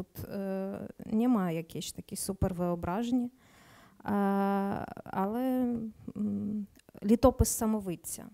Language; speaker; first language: Polish; non-native, learner; Ukrainian